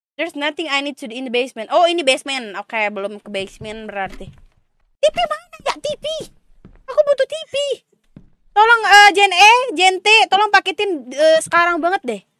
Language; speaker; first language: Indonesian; non-native, local second language; Minangkabau